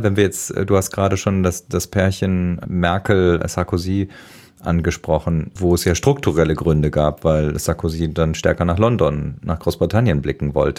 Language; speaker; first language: German; native; German